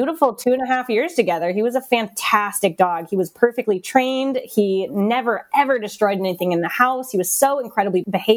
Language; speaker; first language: English; native; English